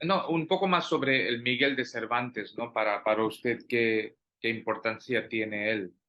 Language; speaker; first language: Spanish; non-native, fluent; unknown